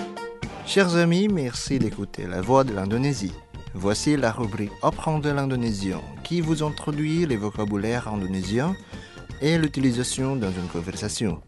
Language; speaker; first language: French; non-native, fluent; Indonesian